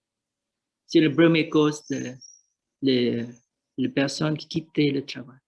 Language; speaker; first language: French; non-native, learner; Vietnamese